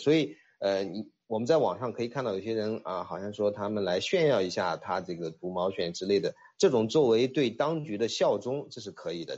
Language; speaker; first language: Chinese; native; Chinese